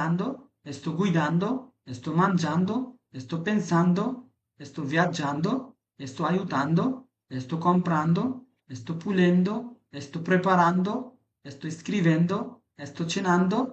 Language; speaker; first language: Italian; non-native, fluent; Bangla